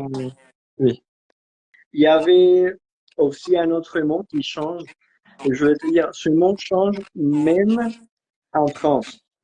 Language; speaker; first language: French; non-native, fluent; Spanish